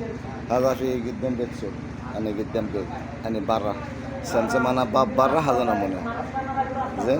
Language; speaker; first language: Arabic; non-native, learner; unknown